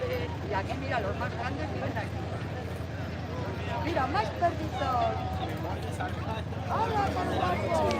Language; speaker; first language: Spanish; native; Spanish